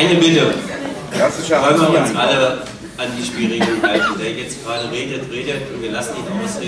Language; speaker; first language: German; native; German